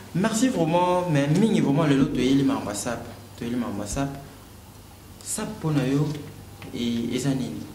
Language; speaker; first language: French; non-native, local second language; Lingala